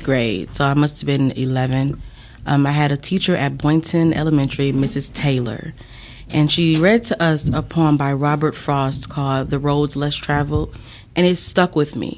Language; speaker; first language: English; native; English